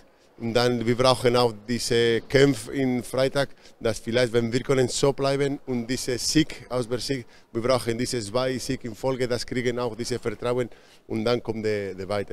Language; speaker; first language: German; non-native, fluent; Spanish